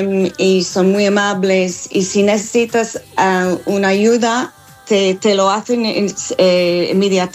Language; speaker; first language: Spanish; non-native, learner; English